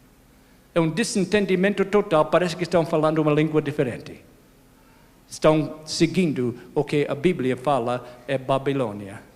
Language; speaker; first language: Portuguese; non-native, fluent; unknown